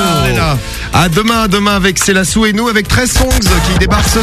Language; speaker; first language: French; native; French